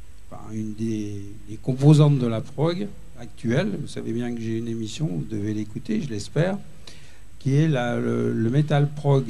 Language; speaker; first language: French; native; French